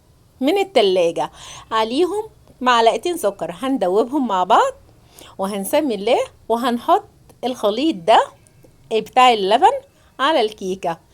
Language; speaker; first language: Arabic; native; Arabic